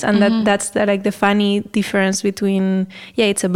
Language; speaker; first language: English; non-native, fluent; Spanish